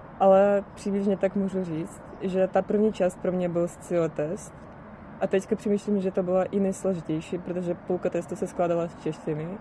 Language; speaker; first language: Czech; non-native, fluent; Russian